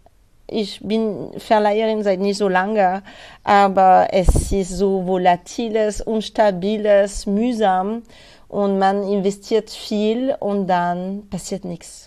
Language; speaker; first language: German; non-native, fluent; French